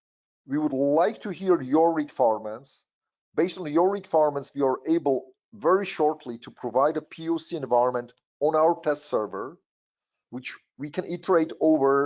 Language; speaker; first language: English; non-native, fluent; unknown